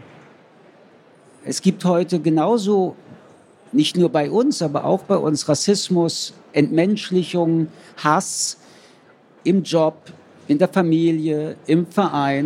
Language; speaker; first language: German; early bilingual, other home language; French